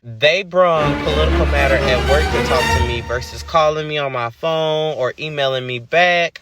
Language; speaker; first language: English; native; English